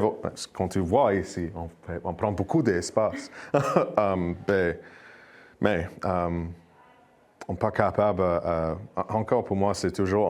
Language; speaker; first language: French; non-native, learner; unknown